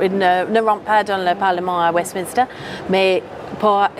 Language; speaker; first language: French; non-native, fluent; English